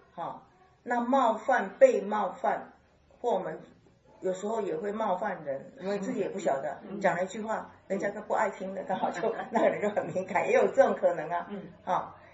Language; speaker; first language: Chinese; native; Chinese